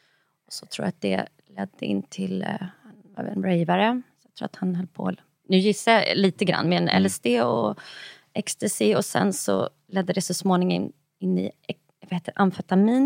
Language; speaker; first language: Swedish; native; Swedish